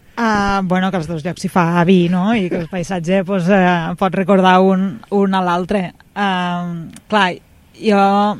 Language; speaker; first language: Catalan; native; Catalan